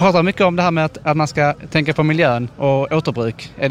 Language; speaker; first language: Swedish; native; Swedish